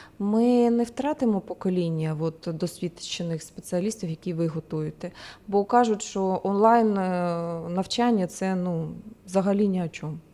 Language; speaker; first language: Ukrainian; non-native, local second language; Russian